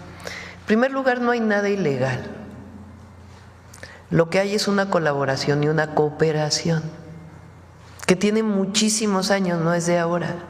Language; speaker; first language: Spanish; native; Spanish